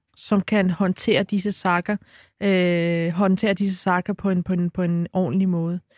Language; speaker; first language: Danish; early bilingual, other home language; Arabic